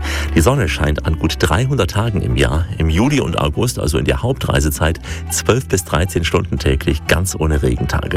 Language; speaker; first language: German; native; German